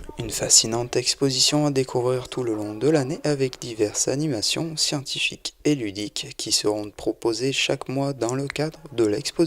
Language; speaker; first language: French; native; French